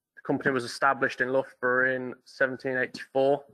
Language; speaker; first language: English; native; English